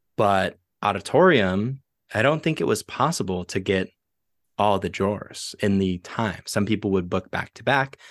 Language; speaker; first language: English; native; English